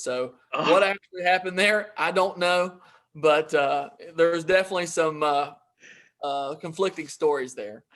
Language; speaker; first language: English; native; English